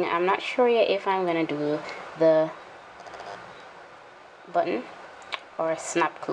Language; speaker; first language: English; native; English